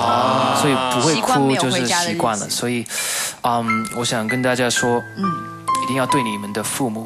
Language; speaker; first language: Chinese; early bilingual, heritage; Chinese